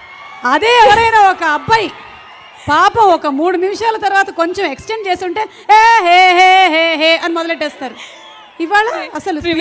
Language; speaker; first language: Telugu; native; Telugu